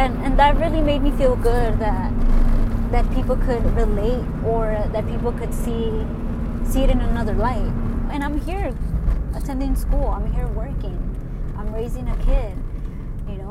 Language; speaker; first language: English; early bilingual, other home language; Spanish